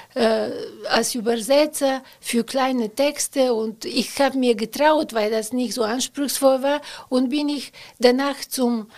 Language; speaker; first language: German; non-native, fluent; Bulgarian